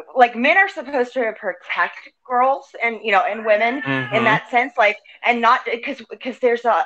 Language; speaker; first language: English; native; English